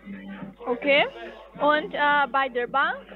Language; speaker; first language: German; non-native, fluent; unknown